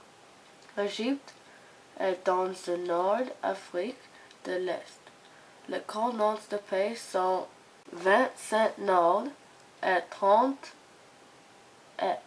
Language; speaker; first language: French; non-native, learner; English